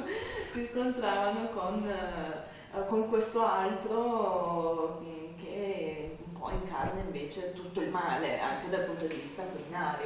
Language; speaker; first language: Italian; native; Italian